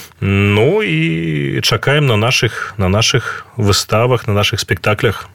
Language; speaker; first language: Belarusian; native; Belarusian